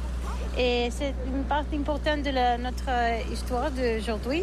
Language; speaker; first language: French; non-native, learner; Catalan